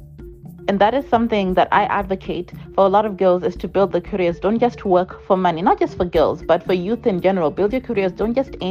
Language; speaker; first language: English; non-native, local second language; Shona